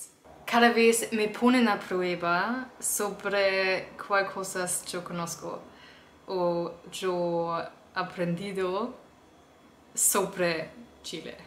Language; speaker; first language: Spanish; non-native, learner; German